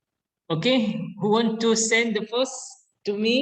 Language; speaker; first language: English; non-native, learner; Indonesian